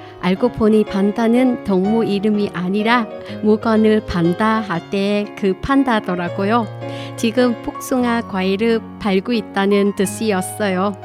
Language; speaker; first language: Korean; non-native, fluent; Vietnamese